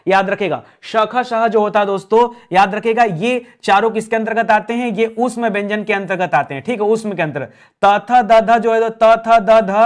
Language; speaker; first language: Hindi; native; Hindi